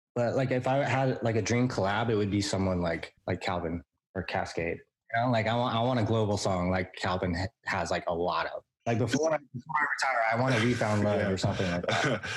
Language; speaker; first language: English; native; English